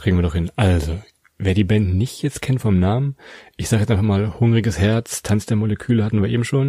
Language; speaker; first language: German; native; German